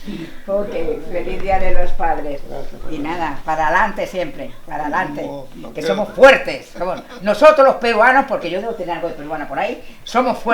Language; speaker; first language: Spanish; native; Spanish